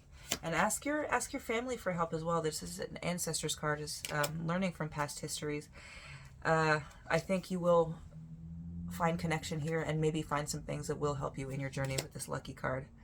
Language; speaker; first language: English; native; English